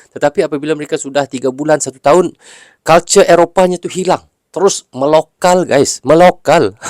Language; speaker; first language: Malay; native; Malay